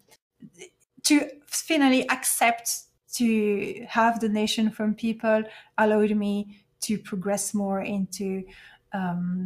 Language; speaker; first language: English; non-native, fluent; French